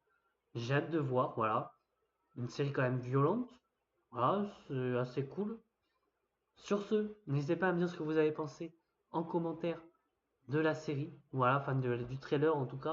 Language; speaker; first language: French; native; French